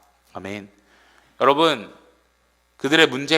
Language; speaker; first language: Korean; native; Korean